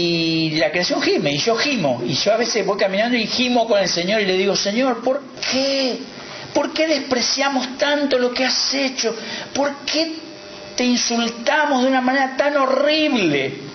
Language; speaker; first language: Spanish; native; Spanish